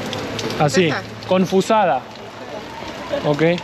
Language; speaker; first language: Spanish; native; Spanish